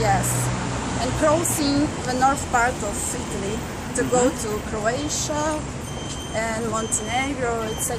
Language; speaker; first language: English; non-native, learner; Russian